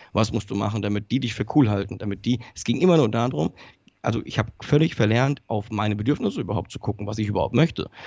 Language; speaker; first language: German; early bilingual, other home language; Polish